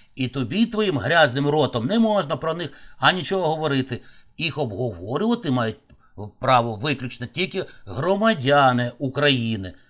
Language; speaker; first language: Ukrainian; native; Ukrainian